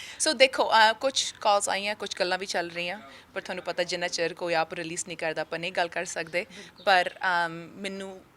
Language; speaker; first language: Punjabi; early bilingual, heritage; Punjabi